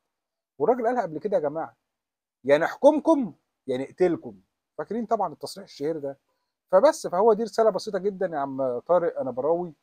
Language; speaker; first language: Arabic; native; Arabic